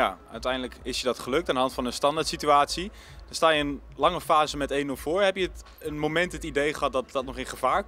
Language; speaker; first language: Dutch; native; Dutch